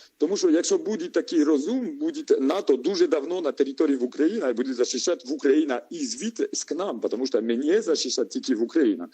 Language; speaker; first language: Ukrainian; non-native, learner; French